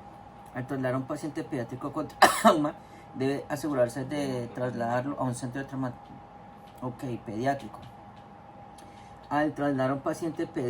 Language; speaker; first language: Spanish; native; Spanish